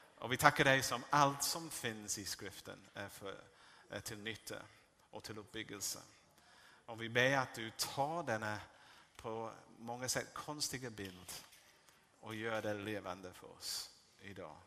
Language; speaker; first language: Swedish; non-native, fluent; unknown